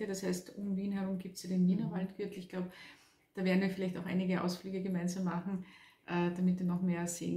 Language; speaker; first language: German; native; German